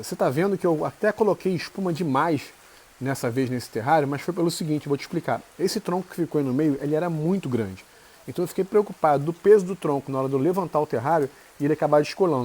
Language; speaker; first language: Portuguese; native; Portuguese